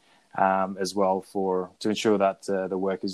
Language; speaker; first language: English; native; English